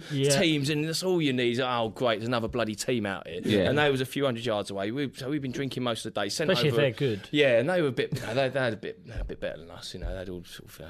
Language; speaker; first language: English; native; English